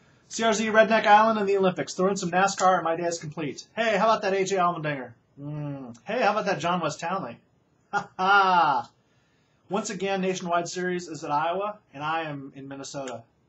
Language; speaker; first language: English; native; English